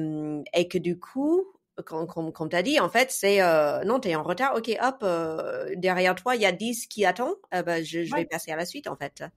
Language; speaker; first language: French; non-native, fluent; English